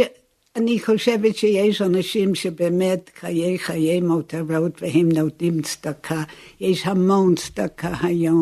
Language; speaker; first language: Hebrew; non-native, fluent; English